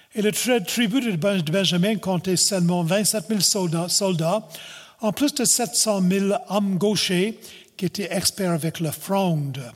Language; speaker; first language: French; non-native, local second language; English